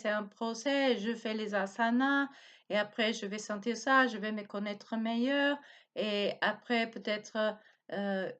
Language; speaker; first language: French; non-native, learner; Spanish